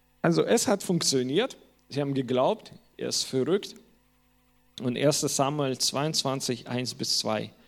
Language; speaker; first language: German; non-native, fluent; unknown